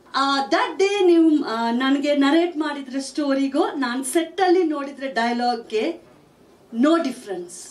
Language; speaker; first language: Kannada; non-native, local second language; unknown